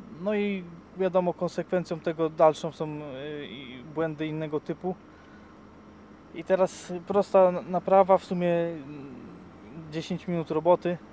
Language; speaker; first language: Polish; native; Polish